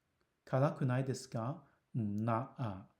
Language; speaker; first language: Japanese; non-native, fluent; Cantonese